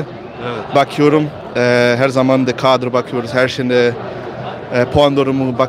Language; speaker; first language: Turkish; non-native, learner; Portuguese